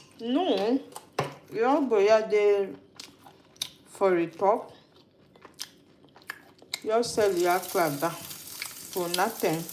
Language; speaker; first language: Swedish; non-native, learner; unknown